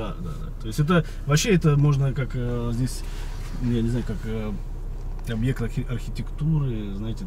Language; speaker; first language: Russian; native; Russian